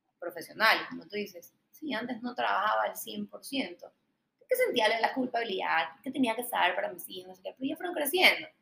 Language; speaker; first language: Spanish; native; Spanish